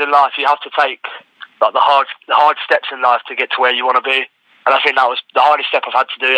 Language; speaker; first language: English; native; English